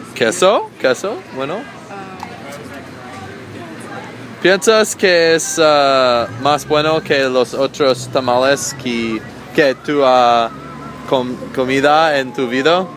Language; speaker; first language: Spanish; non-native, learner; English